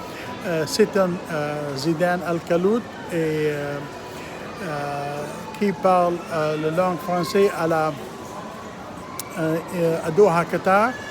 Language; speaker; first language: French; non-native, learner; Arabic